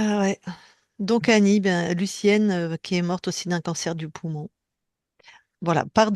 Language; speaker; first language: French; native; French